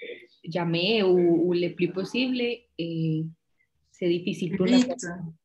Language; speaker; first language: French; non-native, learner; Spanish